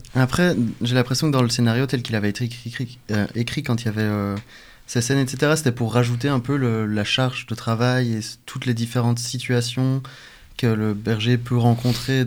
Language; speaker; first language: French; native; French